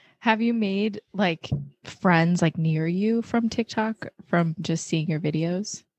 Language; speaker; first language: English; native; English